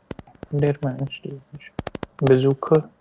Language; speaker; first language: German; non-native, learner; Hindi